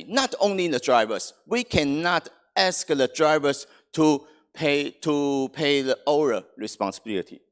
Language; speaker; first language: English; non-native, fluent; Chinese